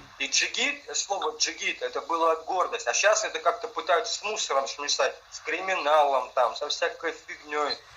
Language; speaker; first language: Russian; non-native, local second language; Lezghian